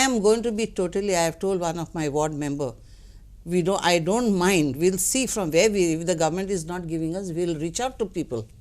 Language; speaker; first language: English; non-native, local second language; Konkani